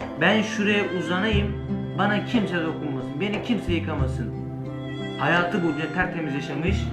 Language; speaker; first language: Turkish; native; Turkish